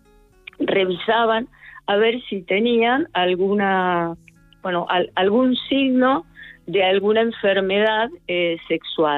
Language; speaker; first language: Spanish; native; Spanish